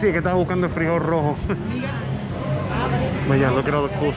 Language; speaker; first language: Spanish; non-native, fluent; English